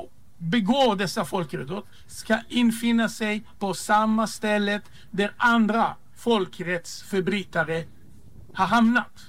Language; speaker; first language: Swedish; non-native, fluent; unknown